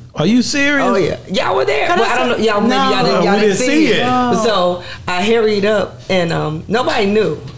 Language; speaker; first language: English; native; English